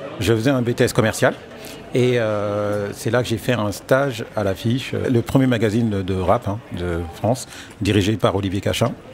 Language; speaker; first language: French; early bilingual, other home language; Wolof